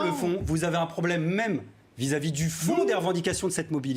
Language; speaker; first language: French; native; French